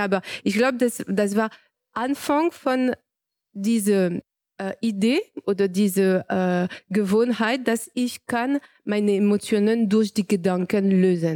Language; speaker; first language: German; non-native, fluent; French